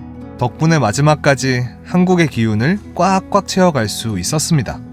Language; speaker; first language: Korean; native; Korean